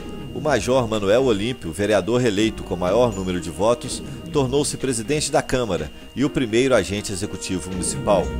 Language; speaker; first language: Portuguese; native; Portuguese